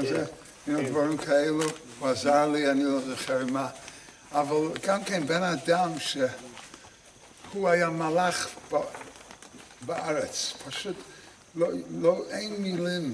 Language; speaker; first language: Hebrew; non-native, fluent; English